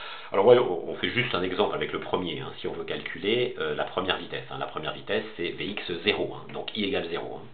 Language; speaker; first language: French; native; French